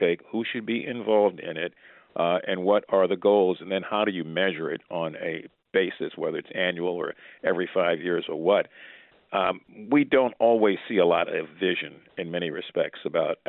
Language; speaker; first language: English; native; English